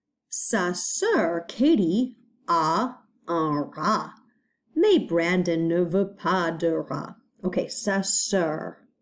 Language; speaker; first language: French; non-native, fluent; English